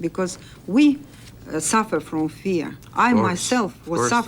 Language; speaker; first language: English; non-native, learner; Russian